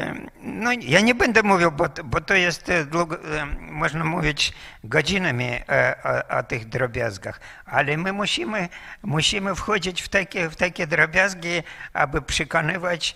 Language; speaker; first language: Polish; non-native, fluent; Russian